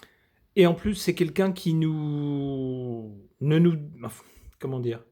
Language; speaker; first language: French; native; French